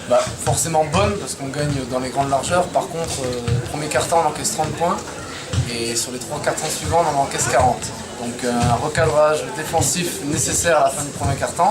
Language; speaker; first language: French; native; French